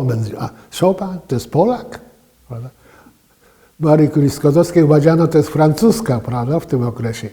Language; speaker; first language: Polish; non-native, fluent; Japanese